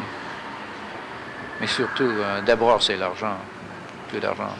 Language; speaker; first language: French; non-native, fluent; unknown